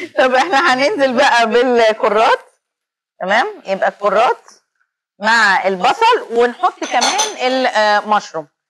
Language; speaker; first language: Arabic; native; Arabic